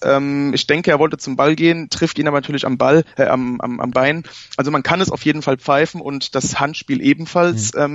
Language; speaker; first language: German; native; German